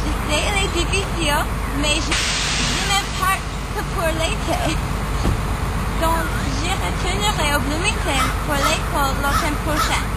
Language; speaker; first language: French; non-native, learner; English